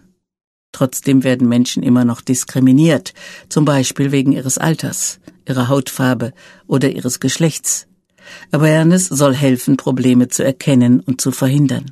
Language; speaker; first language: German; native; German